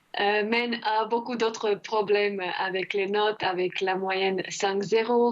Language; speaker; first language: French; non-native, fluent; Croatian